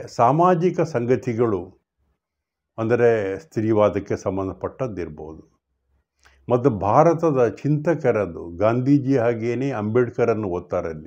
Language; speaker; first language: Kannada; non-native, local second language; Tulu